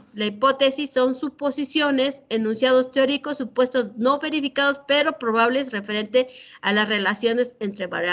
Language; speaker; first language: Spanish; native; Spanish